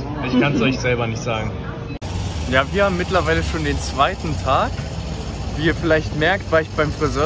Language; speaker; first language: German; native; German